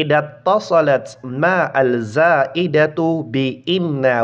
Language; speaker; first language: Arabic; non-native, fluent; Filipino